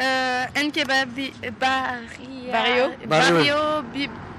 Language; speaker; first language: Spanish; non-native, learner; French